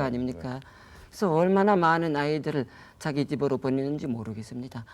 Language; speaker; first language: Korean; non-native, fluent; French